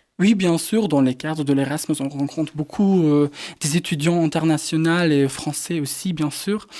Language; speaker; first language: French; non-native, fluent; German